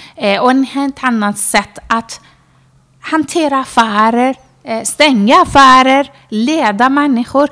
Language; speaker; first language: Swedish; non-native, fluent; Persian